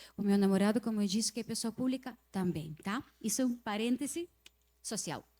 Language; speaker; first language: Portuguese; non-native, fluent; Russian